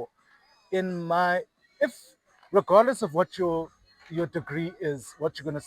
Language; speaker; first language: English; non-native, local second language; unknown